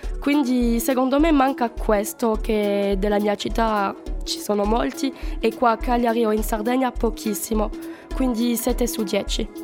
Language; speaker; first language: Italian; non-native, learner; French